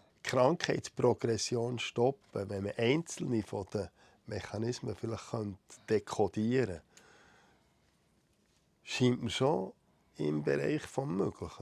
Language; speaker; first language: German; native; German